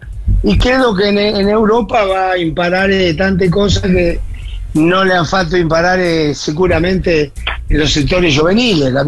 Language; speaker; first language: Italian; non-native, fluent; Spanish